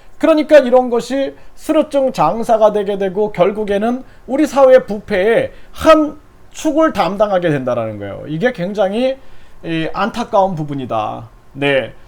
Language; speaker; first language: Korean; native; Korean